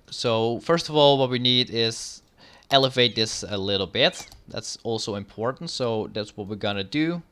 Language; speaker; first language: English; non-native, fluent; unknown